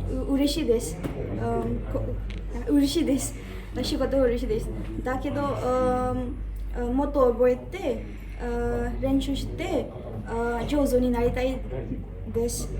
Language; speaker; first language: Japanese; non-native, learner; Garo